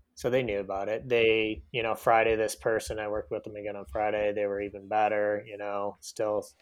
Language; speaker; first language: English; native; English